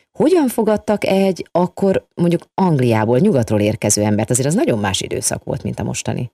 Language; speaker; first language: Hungarian; native; Hungarian